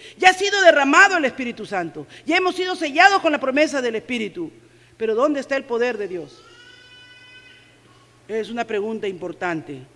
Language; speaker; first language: Spanish; native; Spanish